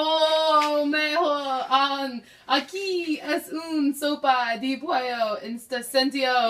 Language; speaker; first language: Spanish; non-native, learner; English